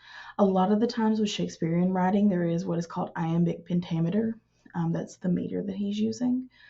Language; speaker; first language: English; native; English